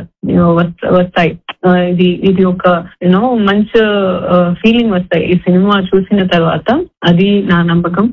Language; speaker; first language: Telugu; non-native, fluent; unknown